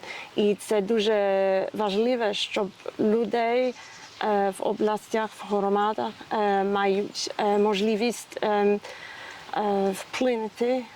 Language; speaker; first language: Ukrainian; non-native, learner; English